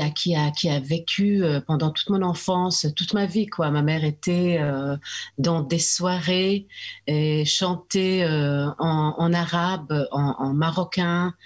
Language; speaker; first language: French; early bilingual, heritage; French